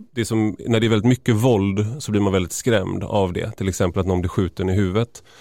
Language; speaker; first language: Swedish; native; Swedish